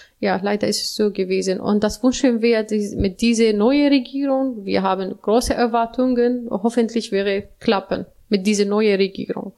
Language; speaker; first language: German; non-native, learner; Arabic